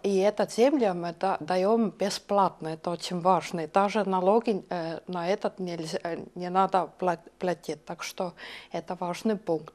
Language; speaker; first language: Russian; non-native, local second language; Estonian